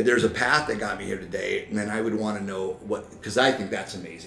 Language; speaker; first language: English; native; English